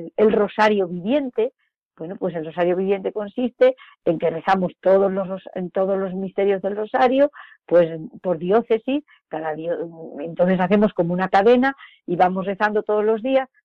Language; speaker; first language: Spanish; native; Spanish